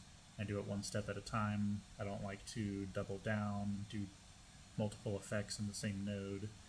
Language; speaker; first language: English; native; English